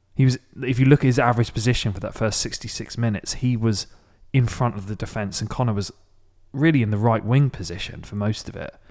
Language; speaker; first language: English; native; English